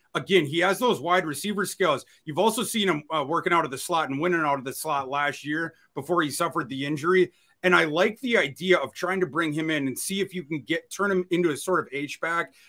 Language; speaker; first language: English; native; English